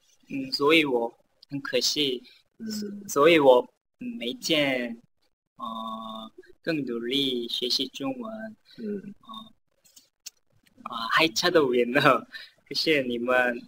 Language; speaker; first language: Chinese; non-native, learner; Korean